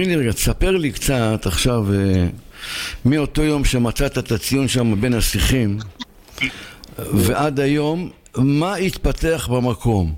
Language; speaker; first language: Hebrew; native; Hebrew